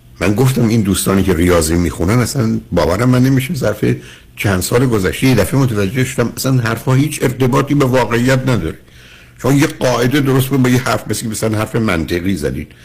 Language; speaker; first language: Persian; native; Persian